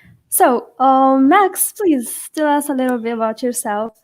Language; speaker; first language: English; non-native, fluent; Arabic